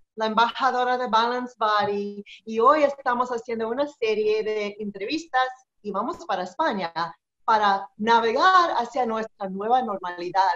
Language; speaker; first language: Spanish; early bilingual, heritage; Spanish